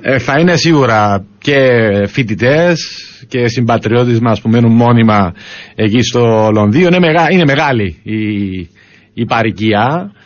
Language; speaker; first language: Greek; native; Greek